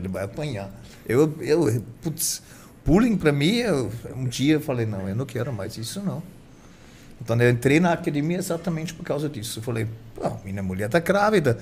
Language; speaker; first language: Portuguese; non-native, fluent; German